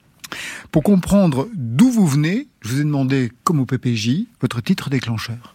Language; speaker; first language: French; native; French